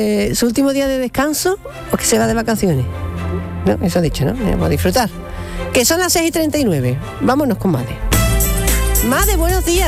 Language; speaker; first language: Spanish; native; Spanish